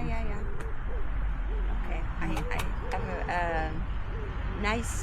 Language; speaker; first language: English; non-native, learner; French